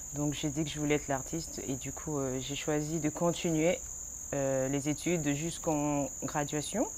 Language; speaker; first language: French; non-native, local second language; Lingala